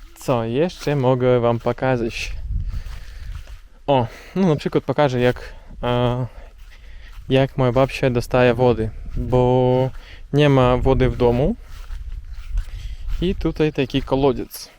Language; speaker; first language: Polish; non-native, learner; Russian